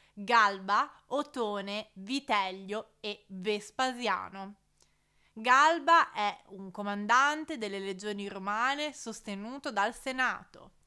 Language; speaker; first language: Italian; native; Italian